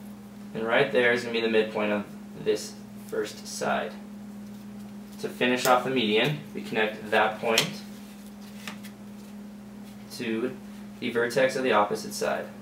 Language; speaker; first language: English; native; English